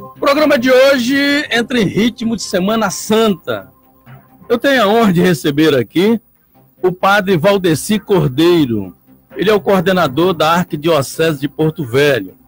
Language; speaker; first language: Portuguese; native; Portuguese